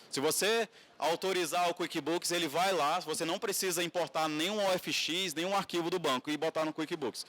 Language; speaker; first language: Portuguese; native; Portuguese